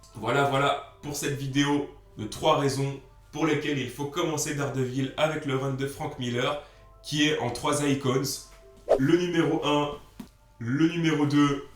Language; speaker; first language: French; native; French